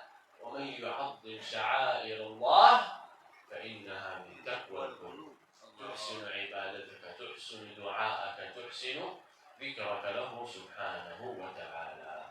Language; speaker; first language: Arabic; native; Arabic